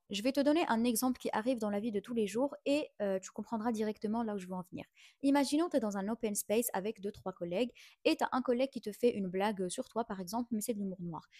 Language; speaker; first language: French; non-native, local second language; Arabic